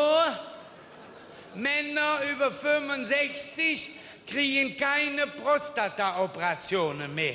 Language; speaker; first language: German; native; German